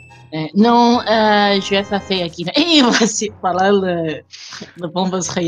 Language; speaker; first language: French; non-native, fluent; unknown